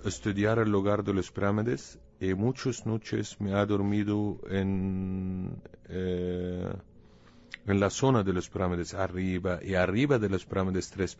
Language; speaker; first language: Spanish; non-native, learner; Arabic